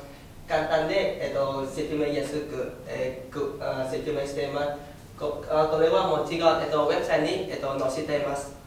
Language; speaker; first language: Japanese; non-native, learner; Vietnamese